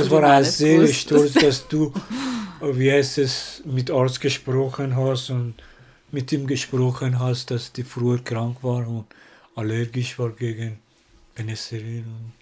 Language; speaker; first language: German; non-native, learner; Persian